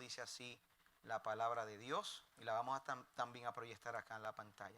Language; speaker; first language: Spanish; native; Spanish